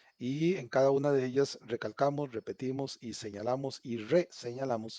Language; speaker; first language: Spanish; native; Spanish